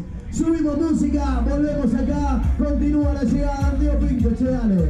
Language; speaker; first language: Spanish; native; Spanish